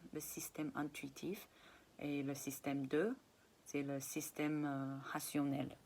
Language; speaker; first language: French; non-native, fluent; Chinese